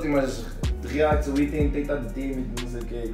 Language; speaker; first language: Portuguese; native; Portuguese